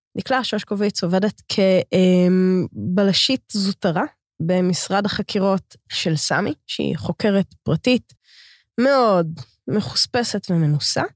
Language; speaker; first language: Hebrew; native; Hebrew